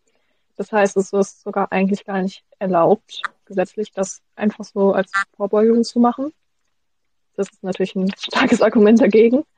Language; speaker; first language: German; native; German